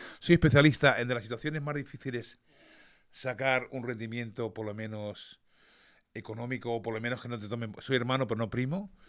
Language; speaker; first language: Spanish; early bilingual, other home language; English